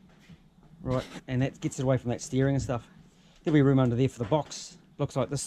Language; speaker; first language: English; native; English